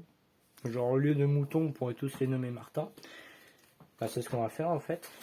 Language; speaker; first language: French; native; French